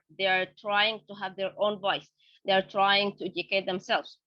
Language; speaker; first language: English; non-native, fluent; Arabic